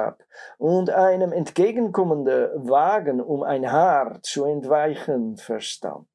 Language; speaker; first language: German; non-native, fluent; Dutch